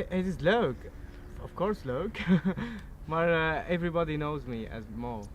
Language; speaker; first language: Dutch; non-native, learner; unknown